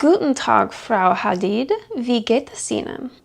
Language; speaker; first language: German; non-native, learner; English